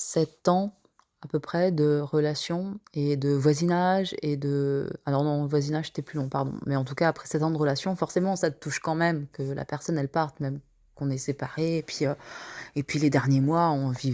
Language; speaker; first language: French; native; French